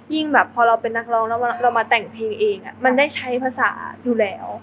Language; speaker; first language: Thai; early bilingual, other home language; German